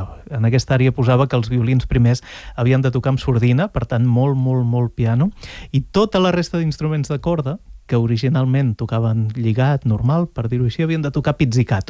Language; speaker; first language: Catalan; native; Catalan